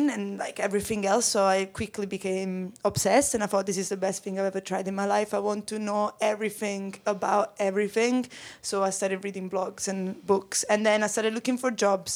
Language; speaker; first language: English; non-native, fluent; Italian